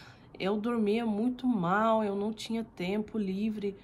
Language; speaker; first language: Portuguese; non-native, fluent; Russian